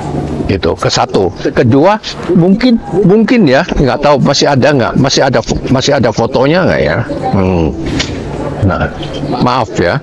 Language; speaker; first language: Indonesian; non-native, learner; Cantonese